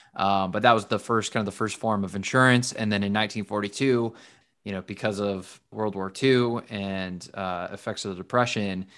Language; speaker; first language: English; native; English